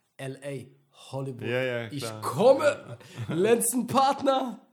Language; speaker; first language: German; native; German